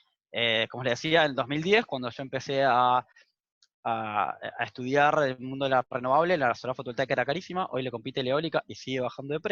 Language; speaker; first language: Spanish; native; Spanish